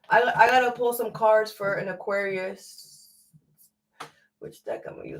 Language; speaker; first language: English; native; English